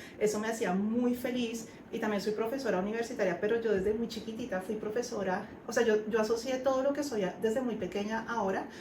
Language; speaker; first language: Spanish; native; Spanish